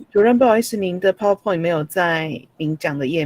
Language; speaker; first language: Chinese; native; Chinese